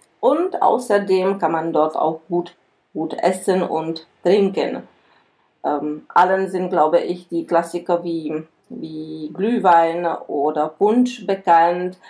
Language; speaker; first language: German; non-native, fluent; Czech